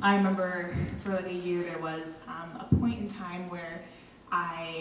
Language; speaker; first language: English; native; English